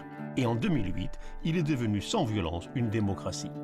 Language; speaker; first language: French; native; French